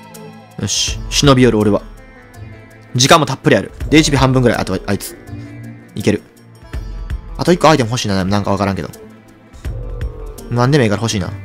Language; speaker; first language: Japanese; native; Japanese